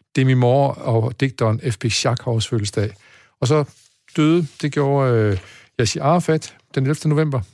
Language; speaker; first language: Danish; native; Danish